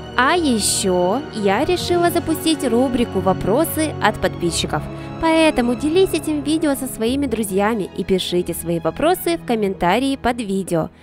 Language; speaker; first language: Russian; native; Russian